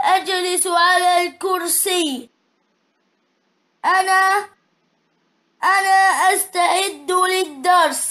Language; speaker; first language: Arabic; non-native, learner; Thai